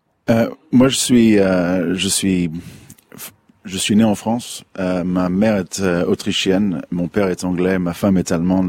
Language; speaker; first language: French; early bilingual, other home language; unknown